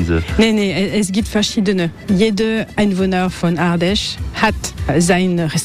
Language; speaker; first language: German; non-native, learner; French